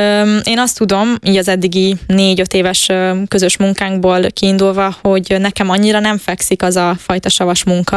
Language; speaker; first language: Hungarian; native; Hungarian